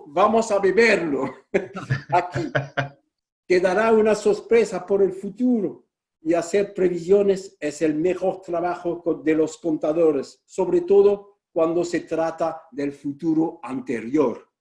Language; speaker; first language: Spanish; non-native, fluent; French